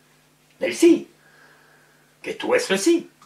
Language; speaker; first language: Spanish; non-native, learner; French